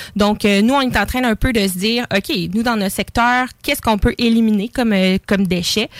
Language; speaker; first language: French; native; French